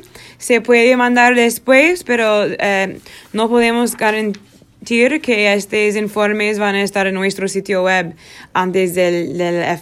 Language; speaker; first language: Spanish; non-native, learner; Portuguese